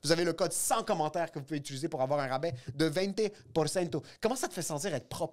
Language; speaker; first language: French; native; French